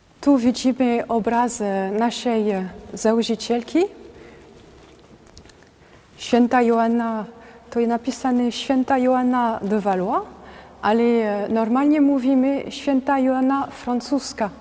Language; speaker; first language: Polish; non-native, learner; French